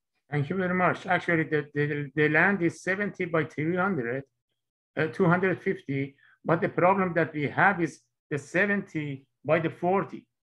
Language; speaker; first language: English; non-native, fluent; Persian